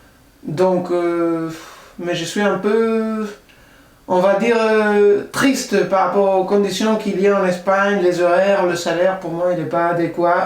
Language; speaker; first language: French; non-native, fluent; Spanish